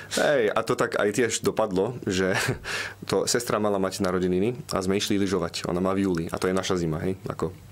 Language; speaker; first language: Slovak; early bilingual, heritage; Slovak